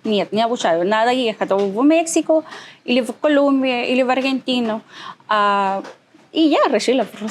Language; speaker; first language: Russian; non-native, learner; Spanish